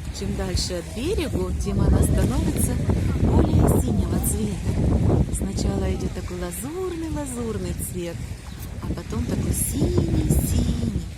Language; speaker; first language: Russian; native; Russian